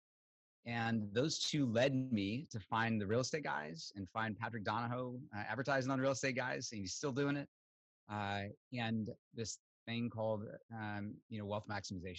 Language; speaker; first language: English; native; English